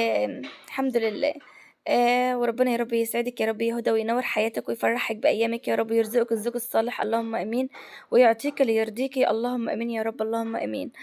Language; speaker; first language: Arabic; native; Arabic